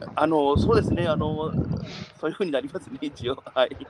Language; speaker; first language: Japanese; native; Japanese